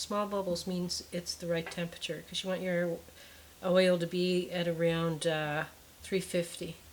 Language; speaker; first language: English; native; English